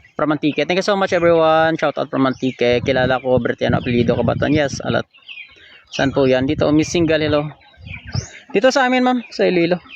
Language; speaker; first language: Filipino; non-native, local second language; Hiligaynon